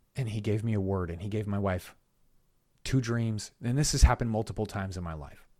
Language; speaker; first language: English; native; English